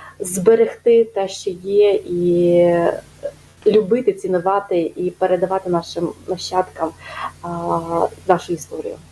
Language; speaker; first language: Ukrainian; native; Ukrainian